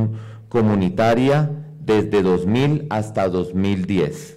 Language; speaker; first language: Spanish; native; Spanish